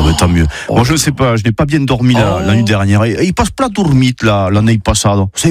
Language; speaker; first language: French; native; French